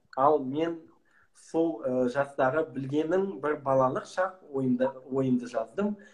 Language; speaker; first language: Kazakh; non-native, local second language; Russian